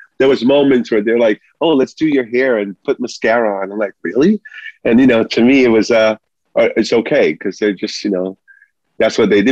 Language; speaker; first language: English; early bilingual, other home language; Spanish